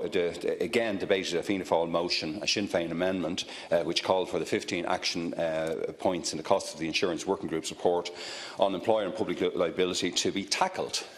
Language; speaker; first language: English; native; English